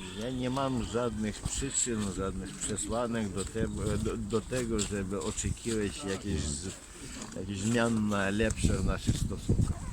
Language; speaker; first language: Polish; non-native, fluent; Russian